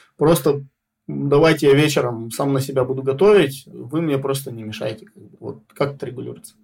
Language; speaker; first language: Russian; native; Russian